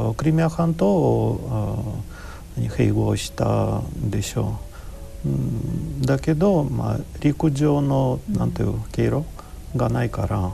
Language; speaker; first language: Japanese; non-native, fluent; Ukrainian